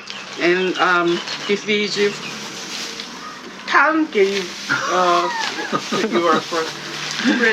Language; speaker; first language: English; non-native, learner; Korean